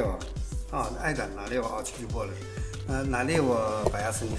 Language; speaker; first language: Russian; non-native, learner; Chinese